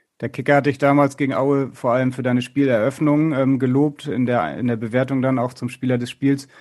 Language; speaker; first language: German; native; German